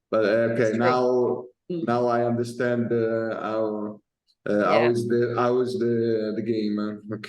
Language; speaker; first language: English; non-native, learner; Italian